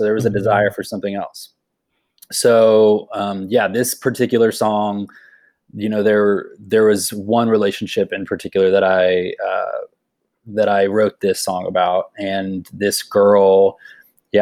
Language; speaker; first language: English; native; English